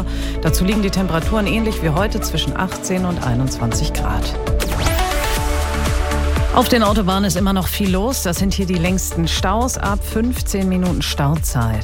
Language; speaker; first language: German; native; German